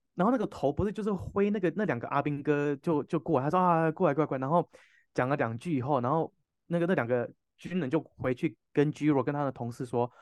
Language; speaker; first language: Chinese; non-native, fluent; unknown